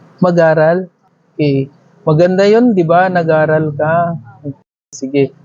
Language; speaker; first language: Filipino; non-native, learner; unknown